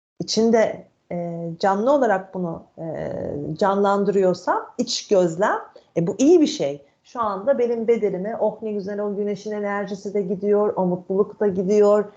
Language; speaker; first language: Turkish; native; Turkish